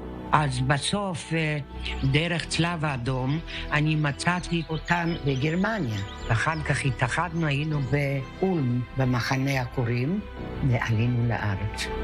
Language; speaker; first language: Hebrew; early bilingual, other home language; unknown